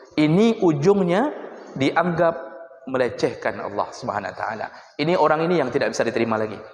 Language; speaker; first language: Malay; native; Malay